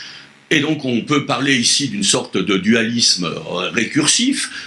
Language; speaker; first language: French; native; French